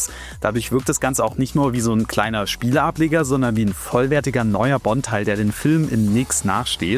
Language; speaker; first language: German; native; German